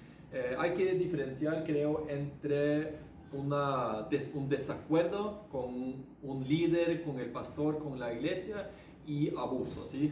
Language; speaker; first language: Spanish; non-native, fluent; Norwegian